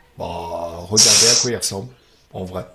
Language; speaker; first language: French; native; French